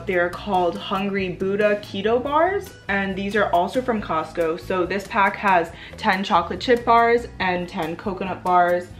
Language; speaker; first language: English; native; English